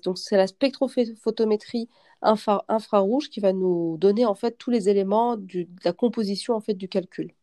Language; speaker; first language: French; native; French